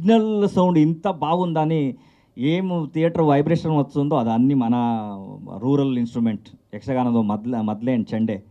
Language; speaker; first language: Telugu; non-native, local second language; Kannada